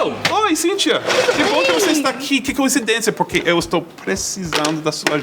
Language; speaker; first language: Portuguese; non-native, fluent; English